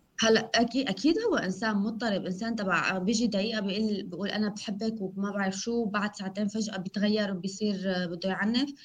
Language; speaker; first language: Arabic; non-native, local second language; Kurdish